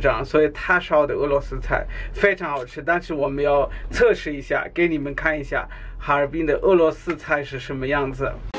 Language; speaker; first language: Chinese; non-native, fluent; German